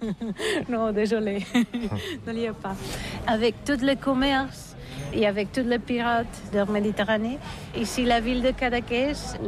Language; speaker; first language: French; non-native, learner; Catalan